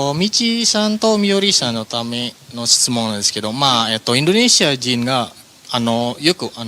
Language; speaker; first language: Japanese; non-native, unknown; Indonesian